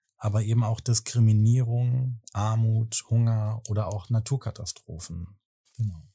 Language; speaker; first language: German; native; German